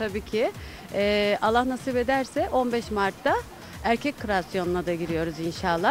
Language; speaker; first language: Turkish; native; Turkish